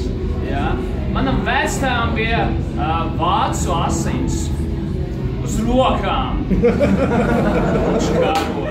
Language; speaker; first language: Latvian; non-native, local second language; Russian